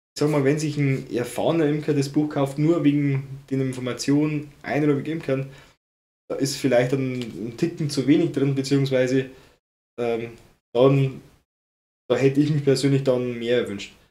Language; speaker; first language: German; native; German